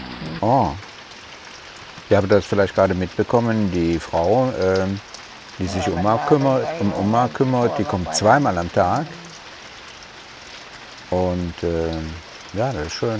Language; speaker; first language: German; native; German